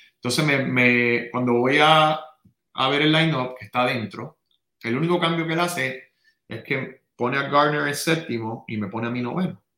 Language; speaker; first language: Spanish; native; Spanish